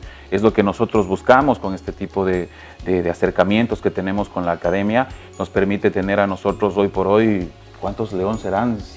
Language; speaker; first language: Spanish; native; Spanish